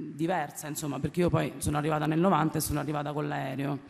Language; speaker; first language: Italian; early bilingual, other home language; Amharic